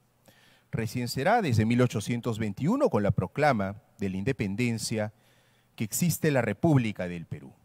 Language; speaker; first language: Spanish; native; Spanish